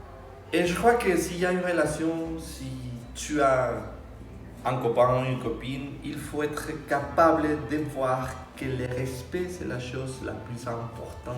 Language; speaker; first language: French; non-native, fluent; Spanish